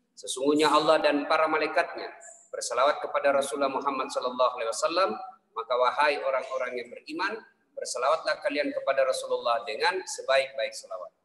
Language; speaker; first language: Indonesian; native; Indonesian